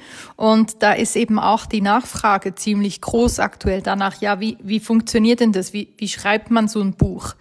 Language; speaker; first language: German; native; German